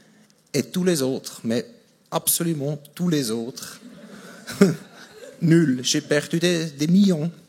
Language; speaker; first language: French; non-native, fluent; German